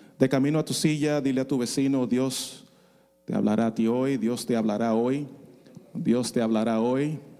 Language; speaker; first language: Spanish; non-native, fluent; English